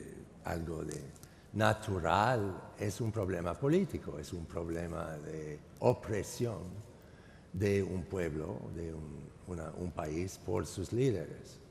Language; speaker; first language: Spanish; non-native, fluent; English